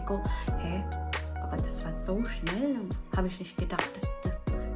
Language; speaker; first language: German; non-native, learner; Filipino